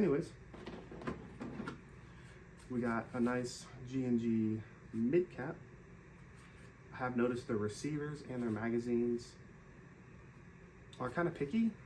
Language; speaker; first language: English; native; English